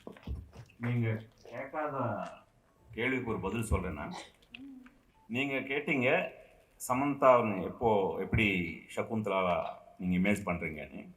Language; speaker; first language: Tamil; non-native, local second language; Telugu